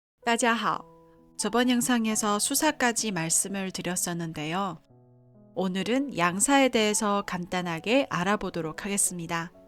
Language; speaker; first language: Korean; non-native, fluent; Chinese